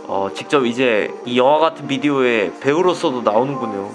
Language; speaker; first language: Korean; native; Korean